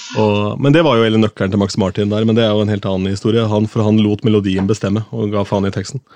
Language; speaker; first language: Norwegian; native; Norwegian